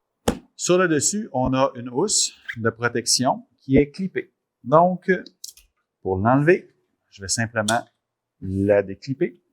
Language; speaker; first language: French; native; French